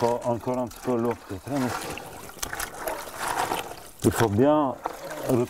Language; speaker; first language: French; non-native, fluent; Bulgarian